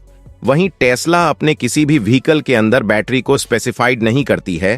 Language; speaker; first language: Hindi; native; Hindi